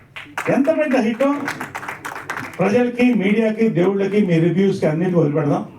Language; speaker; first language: Telugu; native; Telugu